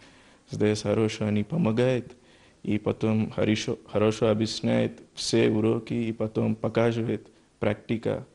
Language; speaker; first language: Russian; non-native, learner; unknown